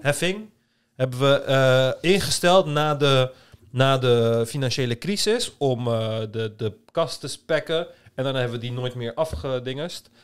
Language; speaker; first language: Dutch; native; Dutch